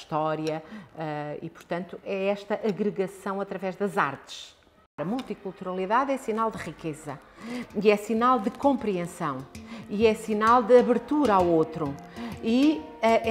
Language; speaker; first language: Portuguese; native; Portuguese